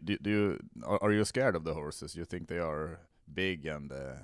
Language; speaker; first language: English; non-native, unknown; Swedish